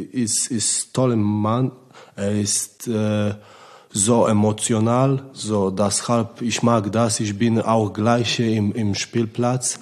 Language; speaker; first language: German; non-native, learner; Polish